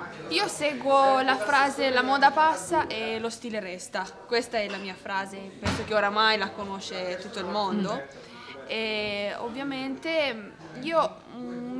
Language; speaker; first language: Italian; non-native, fluent; Romanian